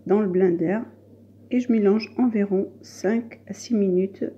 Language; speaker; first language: French; non-native, local second language; Arabic